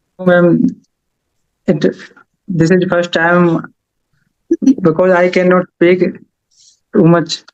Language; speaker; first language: English; non-native, learner; Haryanvi